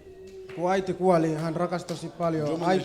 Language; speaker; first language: Finnish; early bilingual, other home language; Swahili